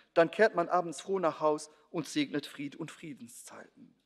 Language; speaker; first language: German; non-native, local second language; Luxembourgish